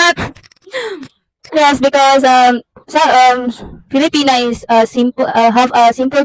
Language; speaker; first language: English; non-native, learner; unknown